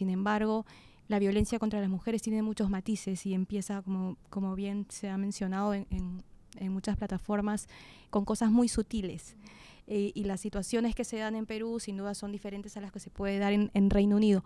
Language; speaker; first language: Spanish; native; Spanish